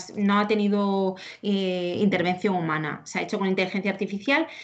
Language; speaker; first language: Spanish; native; Spanish